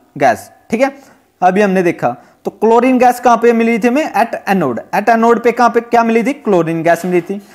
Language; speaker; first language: Hindi; native; Hindi